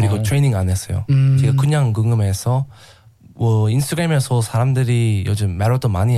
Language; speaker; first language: Korean; non-native, learner; English